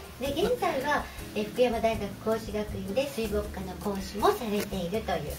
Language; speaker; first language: Japanese; native; Japanese